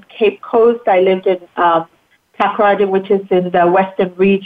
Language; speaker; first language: English; non-native, local second language; Akan